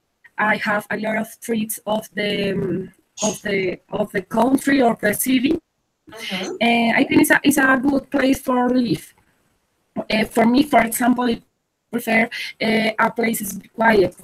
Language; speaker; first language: English; non-native, learner; Spanish